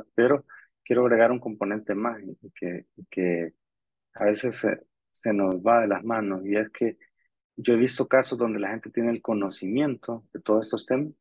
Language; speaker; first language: Spanish; native; Spanish